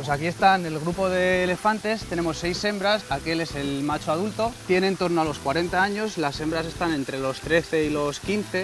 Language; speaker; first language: Spanish; native; Spanish